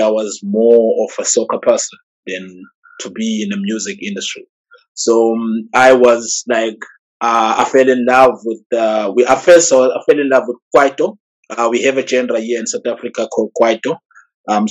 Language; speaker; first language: English; non-native, local second language; Zulu